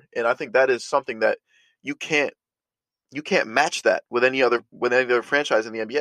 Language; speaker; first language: English; native; English